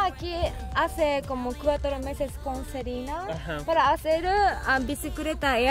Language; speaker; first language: Spanish; non-native, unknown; Japanese